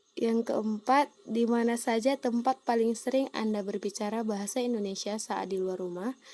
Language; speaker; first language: Indonesian; native; Indonesian